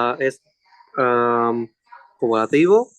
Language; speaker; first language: Spanish; non-native, learner; Vietnamese